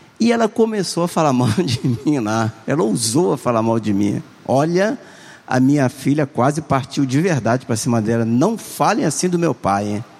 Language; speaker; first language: Portuguese; native; Portuguese